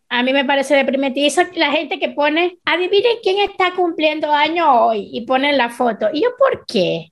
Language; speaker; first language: Spanish; native; Spanish